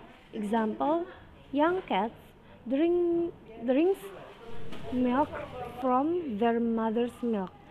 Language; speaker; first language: English; non-native, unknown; Indonesian